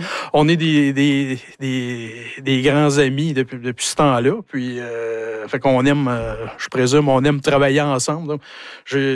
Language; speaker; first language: French; native; French